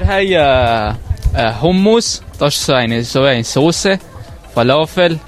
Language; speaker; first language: German; early bilingual, other home language; Arabic